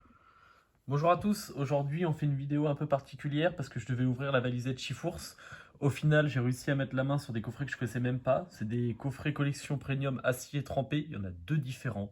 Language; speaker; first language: French; native; French